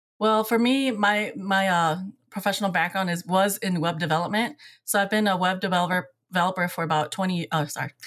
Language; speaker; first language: English; early bilingual, other home language; Hmong